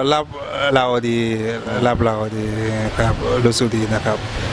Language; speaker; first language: Thai; non-native, learner; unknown